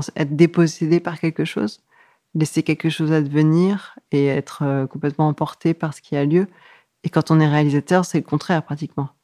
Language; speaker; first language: French; native; French